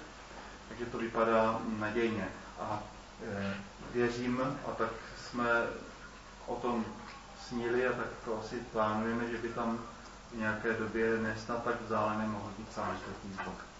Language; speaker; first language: Czech; native; Czech